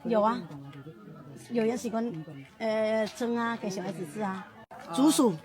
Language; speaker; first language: Chinese; non-native, local second language; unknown